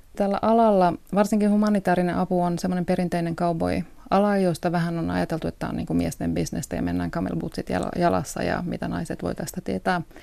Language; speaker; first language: Finnish; early bilingual, heritage; Finnish